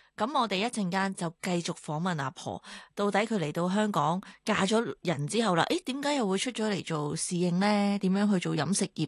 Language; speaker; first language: Cantonese; native; Cantonese